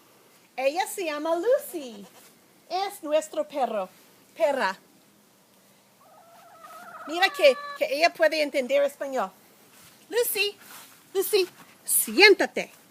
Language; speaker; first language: Spanish; non-native, learner; English